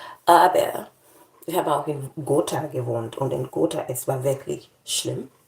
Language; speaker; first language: German; non-native, learner; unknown